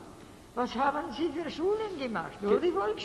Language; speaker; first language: German; native; German